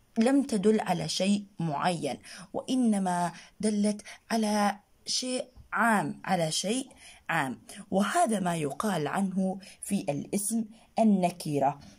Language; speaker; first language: Arabic; native; Arabic